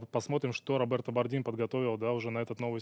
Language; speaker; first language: Russian; native; Russian